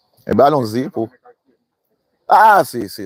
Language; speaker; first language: French; native; French